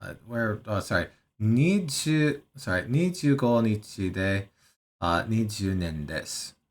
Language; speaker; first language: Japanese; non-native, learner; English